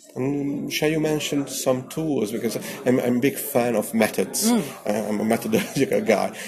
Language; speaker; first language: English; non-native, learner; Hungarian